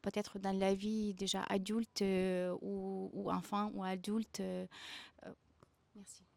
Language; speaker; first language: French; non-native, fluent; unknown